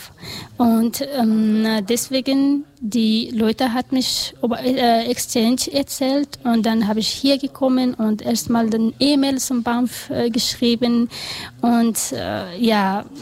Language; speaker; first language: German; non-native, learner; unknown